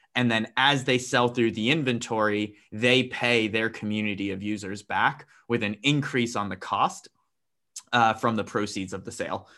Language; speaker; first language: English; native; English